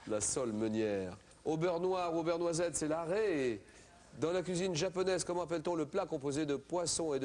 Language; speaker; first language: French; native; French